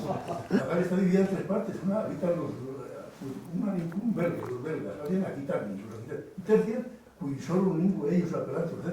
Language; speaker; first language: Spanish; native; Spanish